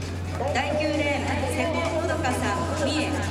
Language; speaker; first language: Japanese; native; Japanese